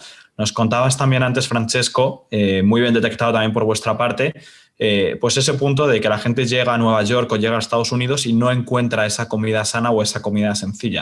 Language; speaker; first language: Spanish; native; Spanish